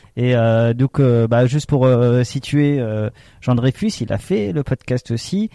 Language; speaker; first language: French; native; French